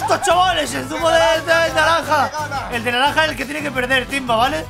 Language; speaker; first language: Spanish; native; Spanish